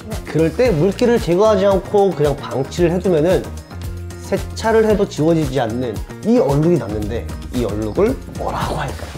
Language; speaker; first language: Korean; native; Korean